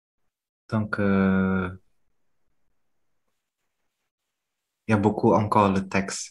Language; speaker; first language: French; non-native, fluent; Vietnamese